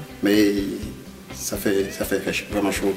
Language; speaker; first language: French; non-native, local second language; Haitian Creole